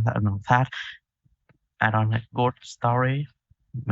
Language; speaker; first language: English; non-native, learner; Vietnamese